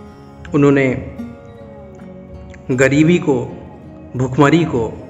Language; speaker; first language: Hindi; native; Hindi